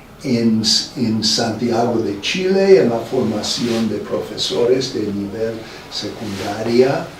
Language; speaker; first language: Spanish; non-native, fluent; English